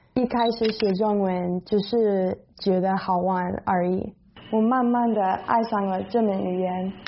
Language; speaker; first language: Chinese; non-native, fluent; English